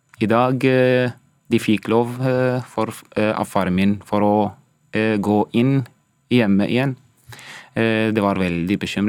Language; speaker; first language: Norwegian; non-native, learner; Arabic